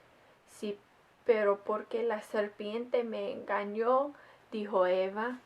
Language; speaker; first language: Spanish; non-native, learner; English